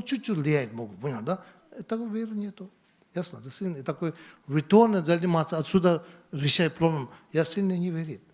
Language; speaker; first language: Russian; non-native, learner; Tibetan